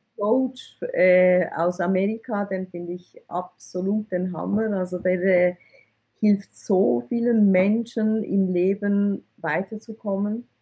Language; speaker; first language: German; early bilingual, other home language; Persian